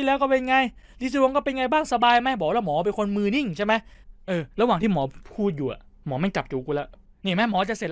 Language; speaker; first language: Thai; native; Thai